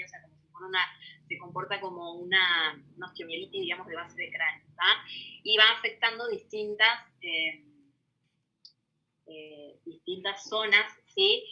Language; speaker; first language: Spanish; native; Spanish